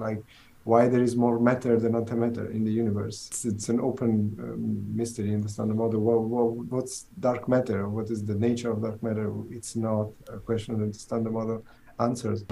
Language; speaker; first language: English; non-native, fluent; Italian